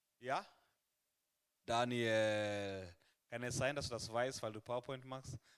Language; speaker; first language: German; non-native, fluent; Swahili